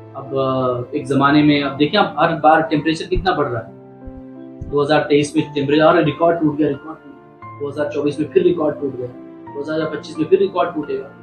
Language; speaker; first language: Hindi; native; Hindi